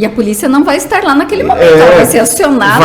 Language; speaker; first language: Portuguese; native; Portuguese